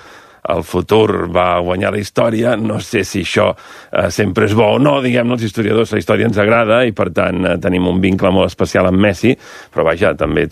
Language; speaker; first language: Catalan; native; Catalan